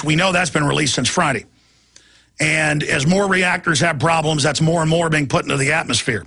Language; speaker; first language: English; native; English